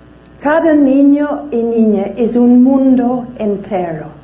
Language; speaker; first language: Spanish; non-native, fluent; English